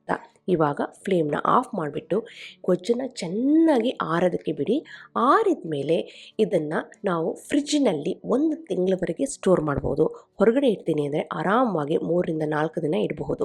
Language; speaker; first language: Kannada; native; Kannada